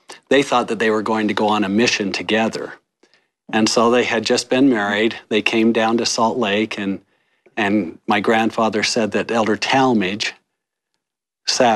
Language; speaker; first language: English; native; English